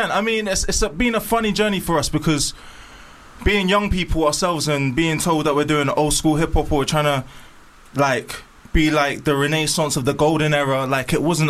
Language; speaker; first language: English; native; English